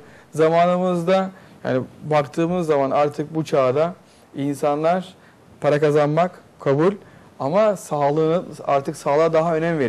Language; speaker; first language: Turkish; native; Turkish